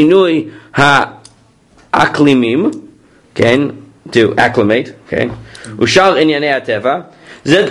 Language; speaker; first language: Hebrew; non-native, fluent; English